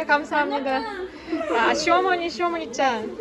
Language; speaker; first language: Korean; non-native, learner; Russian